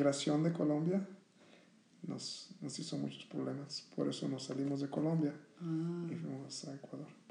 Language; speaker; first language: Spanish; early bilingual, heritage; Spanish